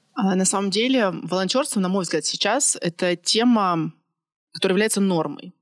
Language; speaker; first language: Russian; native; Russian